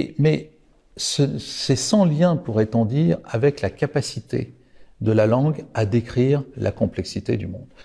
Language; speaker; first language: French; native; French